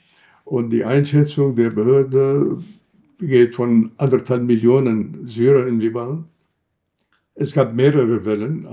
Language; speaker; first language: German; non-native, fluent; Arabic